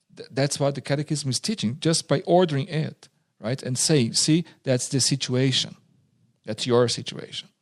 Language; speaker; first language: English; non-native, fluent; Portuguese